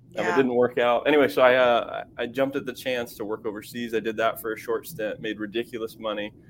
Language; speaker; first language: English; native; English